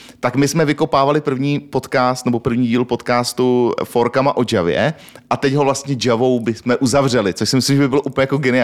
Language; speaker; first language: Czech; native; Czech